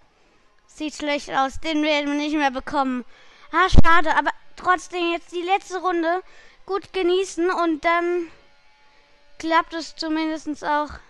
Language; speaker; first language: German; native; German